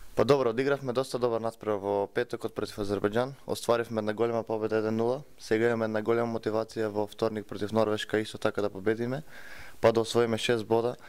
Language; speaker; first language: Macedonian; native; Macedonian